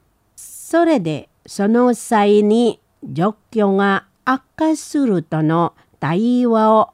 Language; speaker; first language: Japanese; non-native, learner; Indonesian